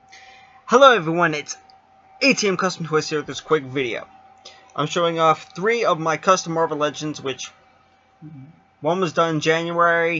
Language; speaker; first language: English; native; English